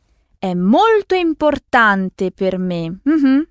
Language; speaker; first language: Italian; non-native, fluent; French